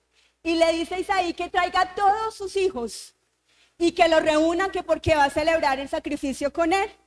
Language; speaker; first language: Spanish; native; Spanish